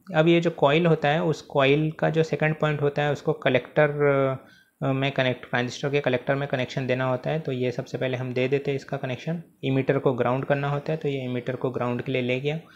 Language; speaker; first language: Hindi; native; Hindi